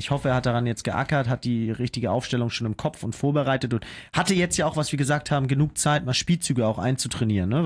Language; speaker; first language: German; native; German